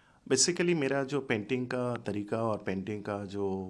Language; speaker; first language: Hindi; non-native, local second language; Assamese